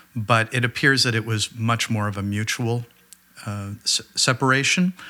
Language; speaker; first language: English; native; English